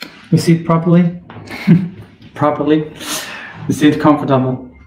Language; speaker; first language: English; non-native, fluent; Spanish